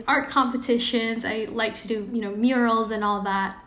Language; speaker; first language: English; non-native, fluent; Indonesian